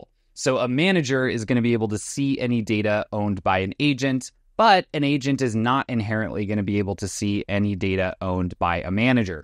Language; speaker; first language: English; native; English